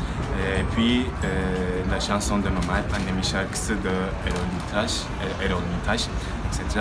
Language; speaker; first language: French; non-native, learner; Turkish